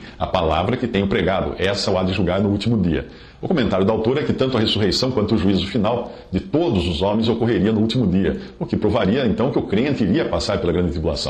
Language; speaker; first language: Portuguese; native; Portuguese